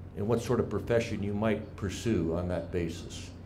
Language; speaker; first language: English; native; English